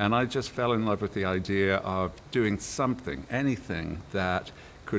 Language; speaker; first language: English; native; English